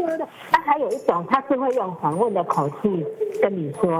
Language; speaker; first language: Chinese; native; Chinese